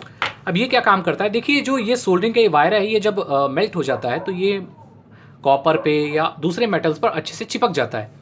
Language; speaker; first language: Hindi; native; Hindi